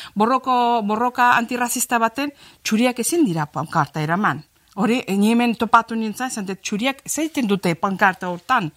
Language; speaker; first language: Basque; non-native, fluent; Azerbaijani